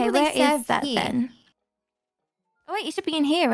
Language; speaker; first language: English; native; English